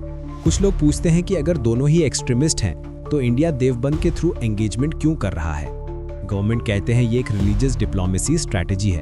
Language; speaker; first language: Hindi; native; Hindi